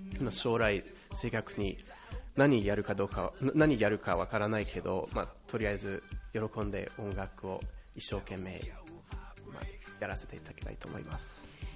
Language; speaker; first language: Japanese; non-native, fluent; English